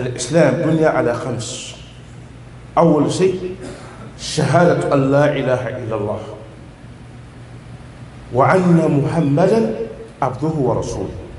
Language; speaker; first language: Arabic; non-native, fluent; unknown